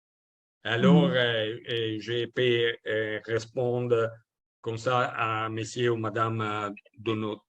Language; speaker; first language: French; non-native, learner; Italian